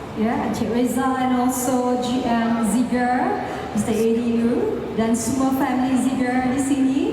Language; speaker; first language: Malay; native; Malay